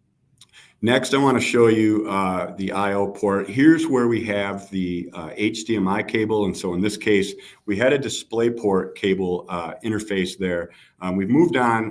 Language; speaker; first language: English; native; English